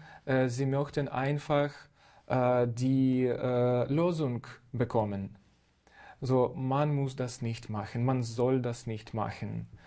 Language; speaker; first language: German; non-native, fluent; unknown